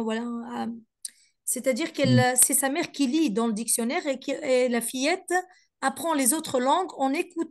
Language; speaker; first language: French; non-native, fluent; Arabic